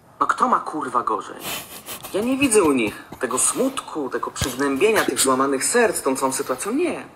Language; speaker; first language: Polish; native; Polish